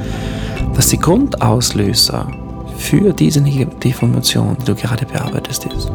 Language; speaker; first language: German; native; German